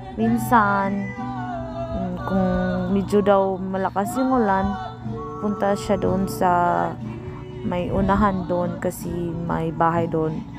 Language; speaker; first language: Filipino; non-native, local second language; Cebuano